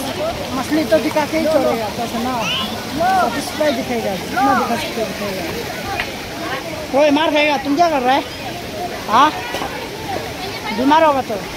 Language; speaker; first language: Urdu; non-native, local second language; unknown